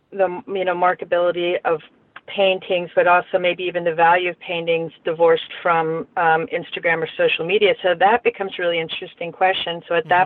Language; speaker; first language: English; native; English